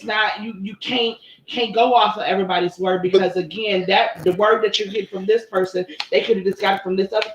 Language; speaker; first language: English; native; English